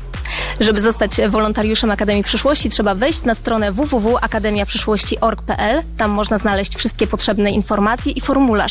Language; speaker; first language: Polish; native; Polish